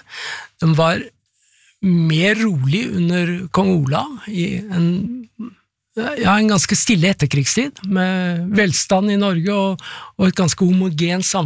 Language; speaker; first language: Norwegian; native; Norwegian